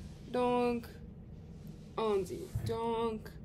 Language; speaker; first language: French; non-native, learner; English